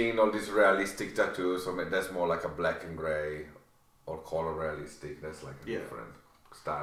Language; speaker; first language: English; non-native, fluent; Italian